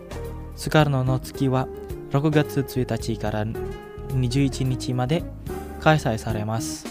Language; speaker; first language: Japanese; non-native, fluent; Indonesian